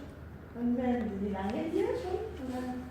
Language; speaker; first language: German; non-native, learner; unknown